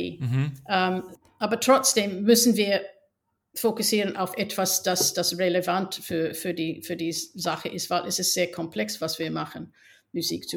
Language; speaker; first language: German; non-native, fluent; English